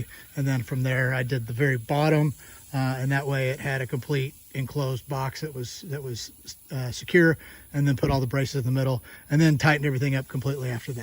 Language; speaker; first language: English; native; English